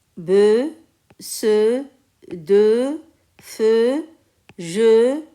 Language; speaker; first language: French; non-native, local second language; Arabic